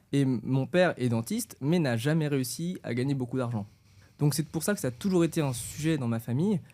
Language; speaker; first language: French; native; French